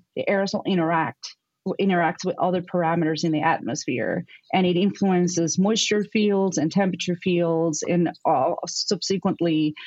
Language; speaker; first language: English; non-native, fluent; Spanish